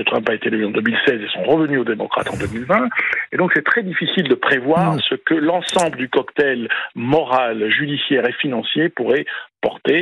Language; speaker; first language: French; native; French